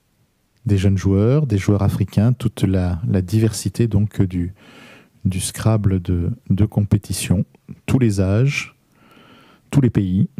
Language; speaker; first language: French; native; French